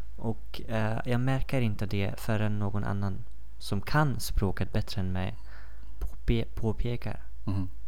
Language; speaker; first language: Swedish; non-native, fluent; Persian